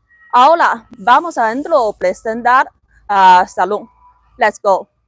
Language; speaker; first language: Spanish; non-native, learner; Chinese